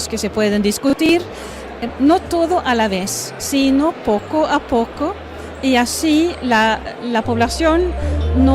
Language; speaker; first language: Spanish; non-native, fluent; Swedish